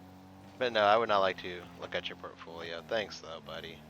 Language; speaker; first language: English; native; English